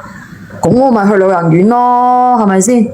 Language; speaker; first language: Cantonese; native; Cantonese